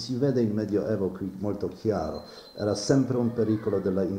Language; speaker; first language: Italian; non-native, fluent; Polish